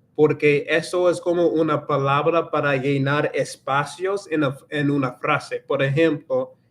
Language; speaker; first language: Spanish; non-native, learner; English